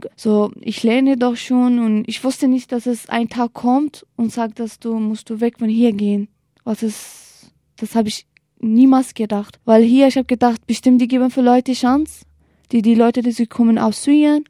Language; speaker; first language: German; non-native, learner; Kurdish